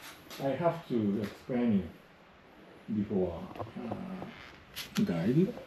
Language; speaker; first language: English; non-native, learner; Japanese